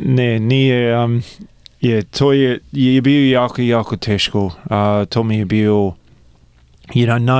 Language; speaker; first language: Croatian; early bilingual, heritage; Croatian